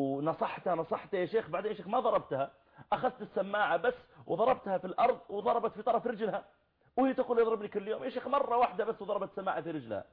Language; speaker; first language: Arabic; native; Arabic